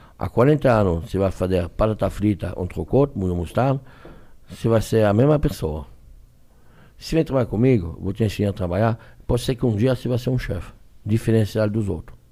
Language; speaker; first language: Portuguese; non-native, fluent; French